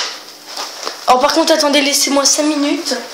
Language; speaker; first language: French; native; French